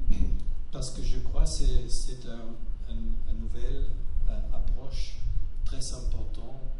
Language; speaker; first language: French; non-native, fluent; German